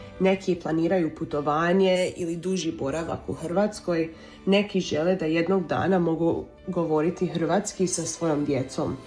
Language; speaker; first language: Serbian; early bilingual, heritage; Croatian